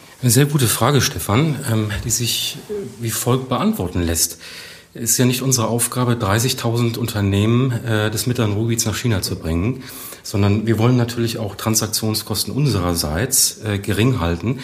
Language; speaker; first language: German; native; German